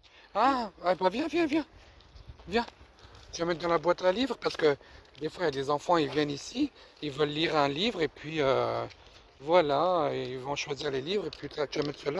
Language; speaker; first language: French; native; French